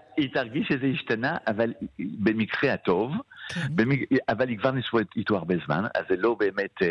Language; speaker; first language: Hebrew; non-native, fluent; French